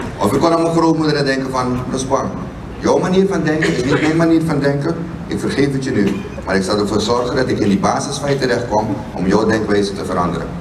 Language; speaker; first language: Dutch; native; Dutch